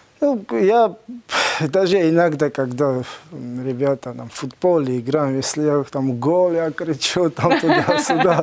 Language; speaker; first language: Russian; non-native, learner; Georgian